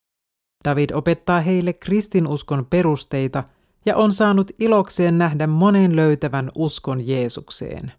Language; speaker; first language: Finnish; native; Finnish